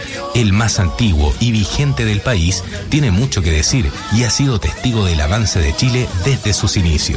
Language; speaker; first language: Spanish; native; Spanish